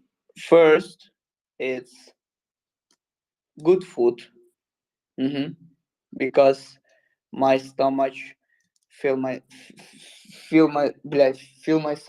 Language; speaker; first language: English; non-native, learner; Ukrainian